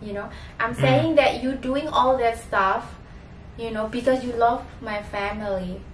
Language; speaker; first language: English; non-native, fluent; Indonesian